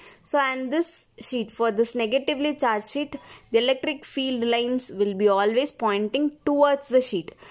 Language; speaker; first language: English; non-native, local second language; Tamil